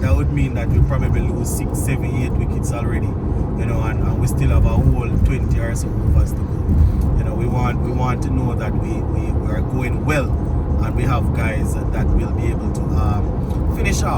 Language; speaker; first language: English; native; English